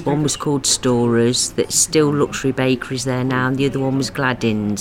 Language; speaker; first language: English; native; English